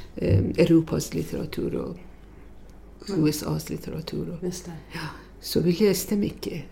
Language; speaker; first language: Swedish; non-native, fluent; Persian